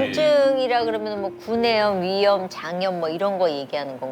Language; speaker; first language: Korean; native; Korean